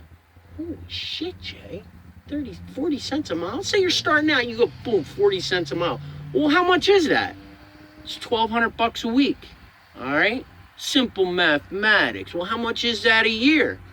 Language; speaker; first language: English; native; English